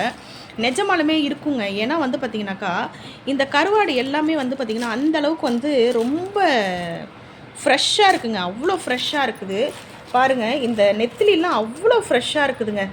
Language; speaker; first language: Tamil; native; Tamil